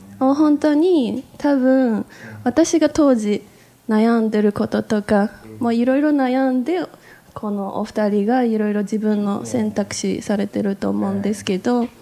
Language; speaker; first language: Japanese; non-native, fluent; Chinese